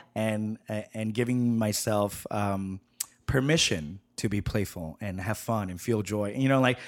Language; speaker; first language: English; native; English